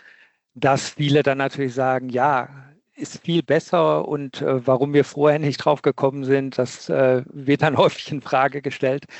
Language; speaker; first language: German; native; German